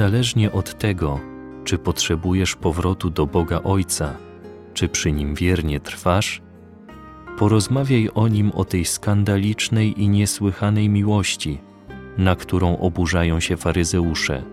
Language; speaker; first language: Polish; native; Polish